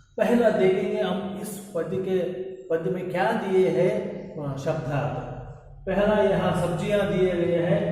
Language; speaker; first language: Hindi; non-native, local second language; Kannada